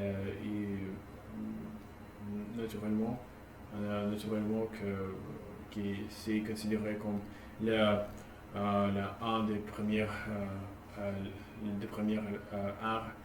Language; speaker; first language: French; non-native, learner; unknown